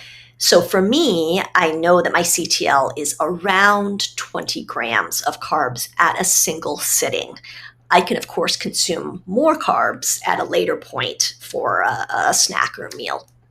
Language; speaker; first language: English; native; English